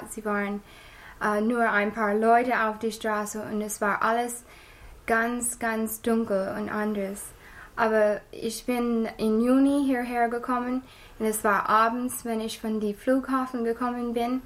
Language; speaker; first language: German; non-native, fluent; English